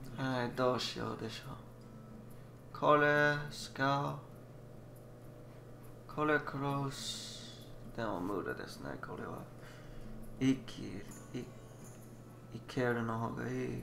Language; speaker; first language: Japanese; non-native, learner; English